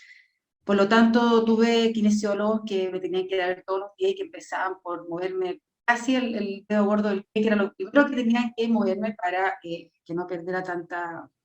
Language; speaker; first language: Spanish; native; Spanish